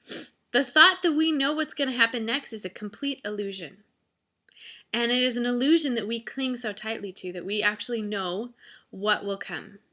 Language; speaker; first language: English; native; English